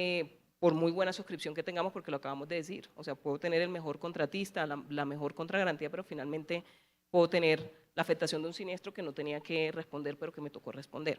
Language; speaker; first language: Spanish; native; Spanish